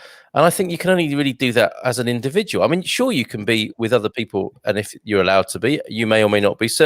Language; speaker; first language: English; native; English